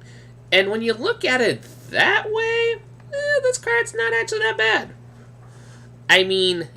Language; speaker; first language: English; native; English